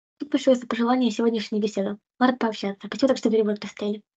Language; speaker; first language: Russian; native; Russian